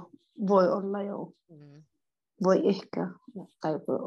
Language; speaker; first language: Finnish; non-native, learner; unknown